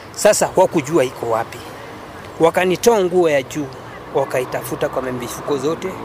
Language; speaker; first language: Swahili; non-native, local second language; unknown